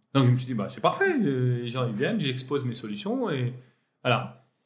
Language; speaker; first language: French; non-native, local second language; Arabic